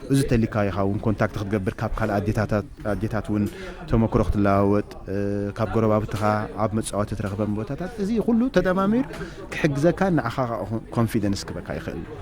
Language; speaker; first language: Tigrinya; native; Tigrinya